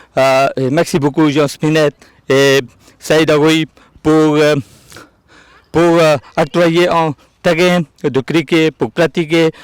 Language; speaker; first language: French; non-native, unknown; Urdu